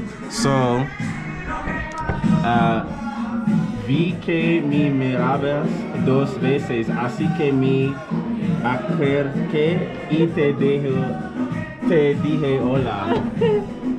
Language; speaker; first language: Spanish; non-native, learner; English